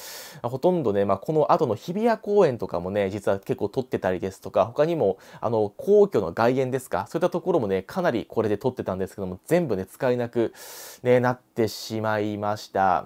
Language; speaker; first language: Japanese; native; Japanese